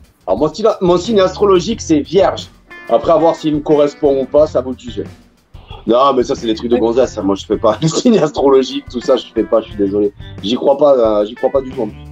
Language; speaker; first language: French; native; French